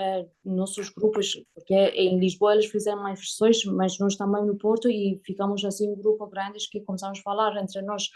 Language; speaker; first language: Portuguese; non-native, learner; Persian